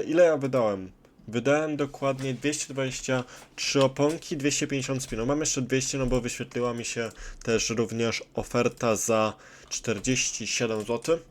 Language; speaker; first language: Polish; native; Polish